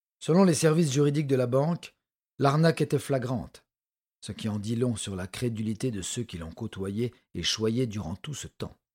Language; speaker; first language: French; native; French